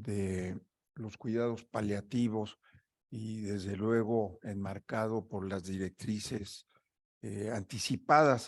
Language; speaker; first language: Spanish; native; Spanish